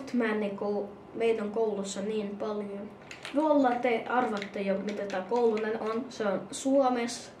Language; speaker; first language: Finnish; early bilingual, other home language; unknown